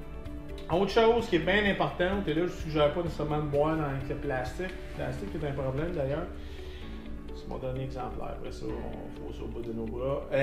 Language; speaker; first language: French; native; French